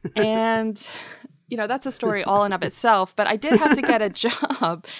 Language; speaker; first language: English; native; English